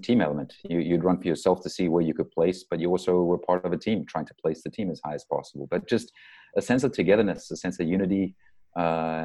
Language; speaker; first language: English; native; English